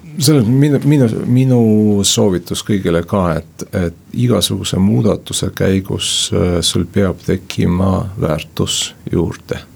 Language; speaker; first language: Estonian; non-native, local second language; Russian